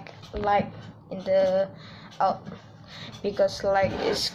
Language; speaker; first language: English; non-native, learner; Indonesian